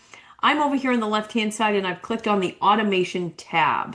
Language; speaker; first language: English; native; English